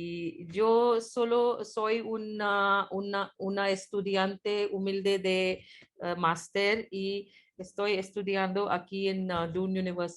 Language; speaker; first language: Spanish; non-native, fluent; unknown